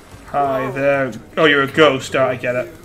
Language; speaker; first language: English; native; English